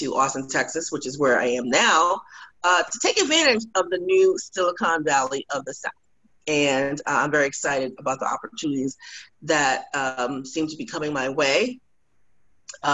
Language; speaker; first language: English; native; English